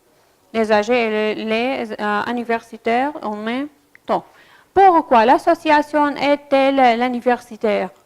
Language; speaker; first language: French; non-native, fluent; Arabic